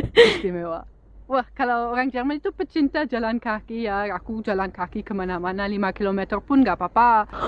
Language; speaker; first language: Indonesian; non-native, fluent; German